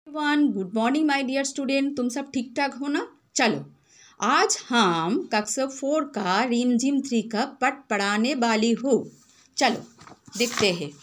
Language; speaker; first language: Hindi; non-native, local second language; Bangla